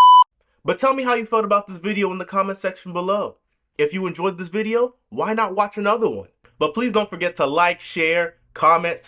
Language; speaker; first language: English; native; English